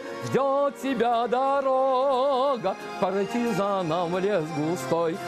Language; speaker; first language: Russian; native; Russian